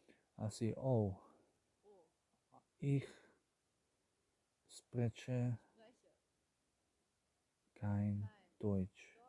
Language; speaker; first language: German; non-native, learner; English